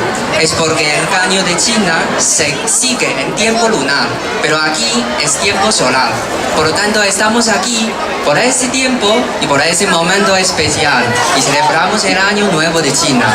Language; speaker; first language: Spanish; non-native, fluent; Chinese